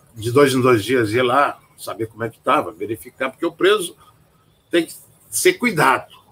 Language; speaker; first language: Portuguese; native; Portuguese